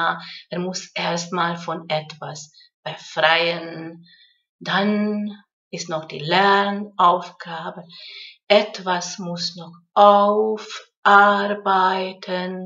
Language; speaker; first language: German; non-native, fluent; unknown